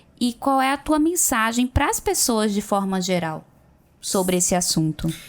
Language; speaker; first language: Portuguese; native; Portuguese